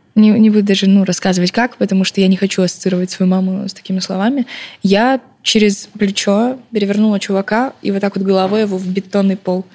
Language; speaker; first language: Russian; early bilingual, other home language; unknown